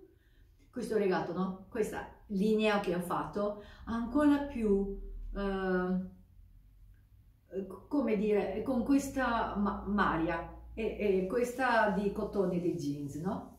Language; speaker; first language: Italian; non-native, fluent; Japanese